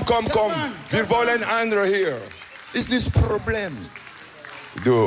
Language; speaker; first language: German; non-native, learner; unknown